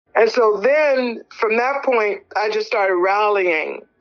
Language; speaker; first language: English; native; English